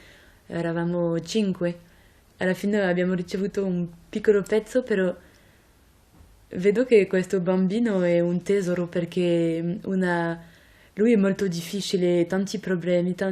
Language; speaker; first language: Italian; non-native, fluent; French